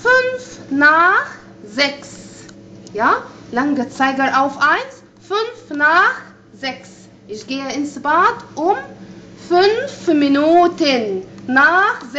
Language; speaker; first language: German; non-native, fluent; Arabic